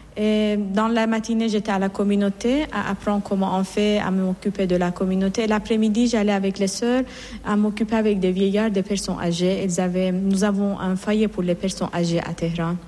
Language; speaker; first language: French; non-native, fluent; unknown